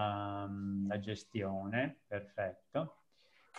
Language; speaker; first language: Italian; native; Italian